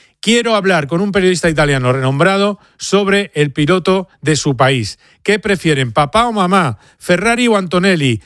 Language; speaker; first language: Spanish; native; Spanish